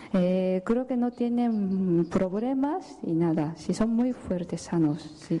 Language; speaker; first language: Spanish; non-native, fluent; Japanese